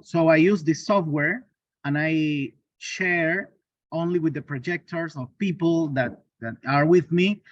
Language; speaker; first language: English; non-native, learner; Spanish